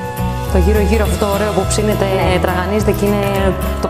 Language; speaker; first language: Greek; native; Greek